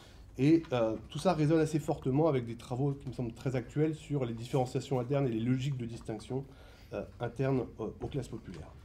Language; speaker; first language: French; native; French